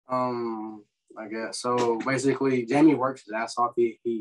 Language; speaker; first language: English; native; English